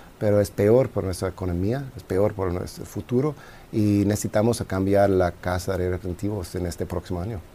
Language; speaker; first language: Spanish; non-native, fluent; English